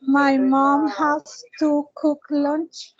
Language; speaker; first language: English; non-native, learner; Spanish